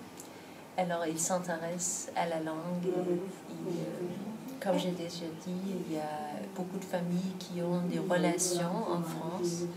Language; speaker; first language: French; non-native, fluent; Danish